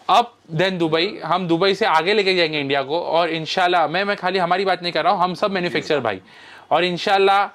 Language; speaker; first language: Hindi; non-native, local second language; Marwari